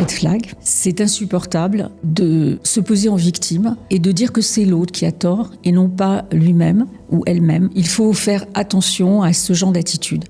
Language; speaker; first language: French; native; French